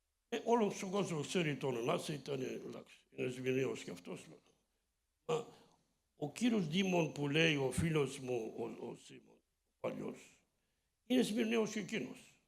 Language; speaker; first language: Greek; early bilingual, heritage; Greek